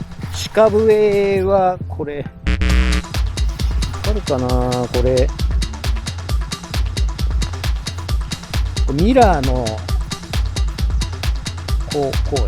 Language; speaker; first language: Japanese; native; Japanese